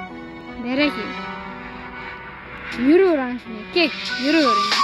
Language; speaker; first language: Turkish; non-native, learner; Uzbek